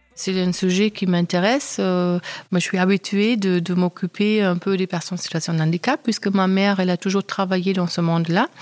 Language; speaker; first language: French; non-native, fluent; German